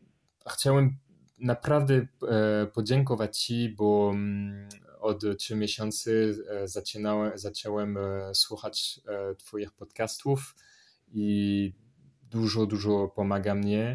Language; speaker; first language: Polish; non-native, learner; French